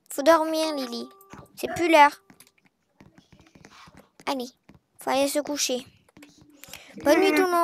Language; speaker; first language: French; native; French